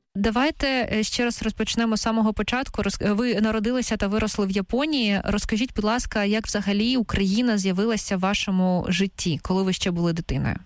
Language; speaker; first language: Ukrainian; native; Ukrainian